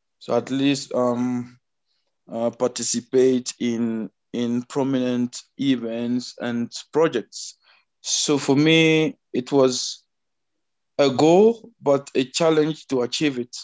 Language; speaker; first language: English; non-native, fluent; French